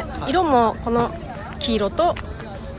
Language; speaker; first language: Japanese; native; Japanese